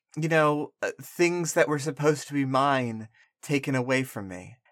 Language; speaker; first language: English; early bilingual, other home language; Spanish